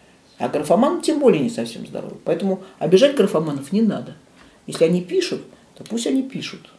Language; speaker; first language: Russian; native; Russian